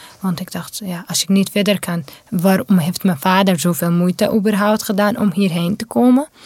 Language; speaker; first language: Dutch; non-native, fluent; Kurdish